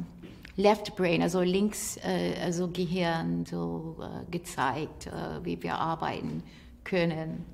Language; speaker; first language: German; non-native, fluent; English